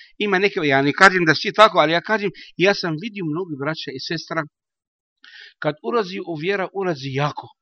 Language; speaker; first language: Bosnian; non-native, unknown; Arabic